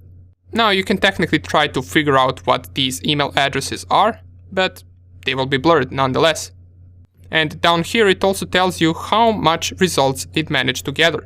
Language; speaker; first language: English; non-native, fluent; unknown